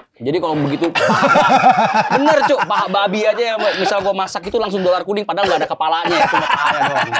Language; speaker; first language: Indonesian; native; Indonesian